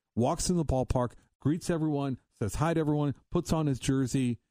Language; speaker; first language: English; native; English